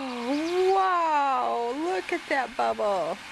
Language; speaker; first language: English; native; English